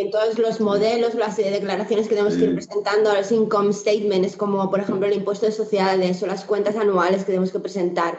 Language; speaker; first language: Spanish; native; Spanish